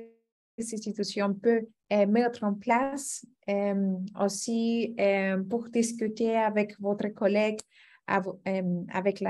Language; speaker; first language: French; non-native, fluent; Spanish